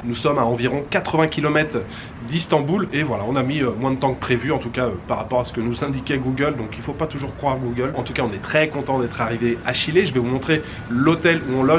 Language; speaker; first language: French; native; French